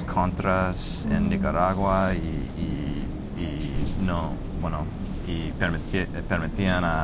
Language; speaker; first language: Spanish; non-native, fluent; English